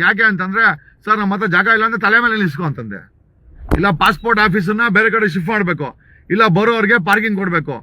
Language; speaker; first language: Kannada; native; Kannada